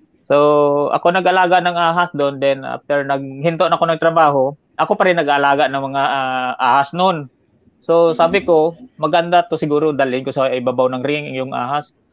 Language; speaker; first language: Filipino; non-native, local second language; Hiligaynon